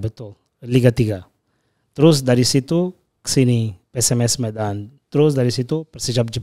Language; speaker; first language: Indonesian; non-native, fluent; Portuguese